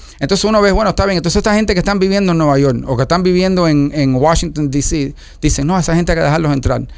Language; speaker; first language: Spanish; early bilingual, heritage; Spanish